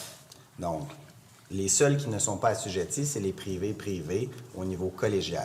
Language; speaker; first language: French; native; French